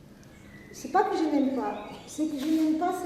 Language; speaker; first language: French; non-native, fluent; Portuguese